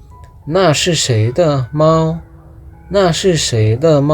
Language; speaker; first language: Chinese; non-native, fluent; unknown